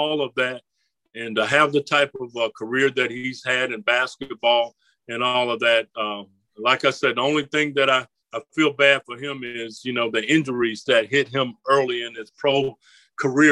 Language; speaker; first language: English; native; English